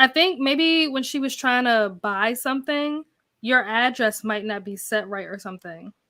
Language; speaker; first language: English; native; English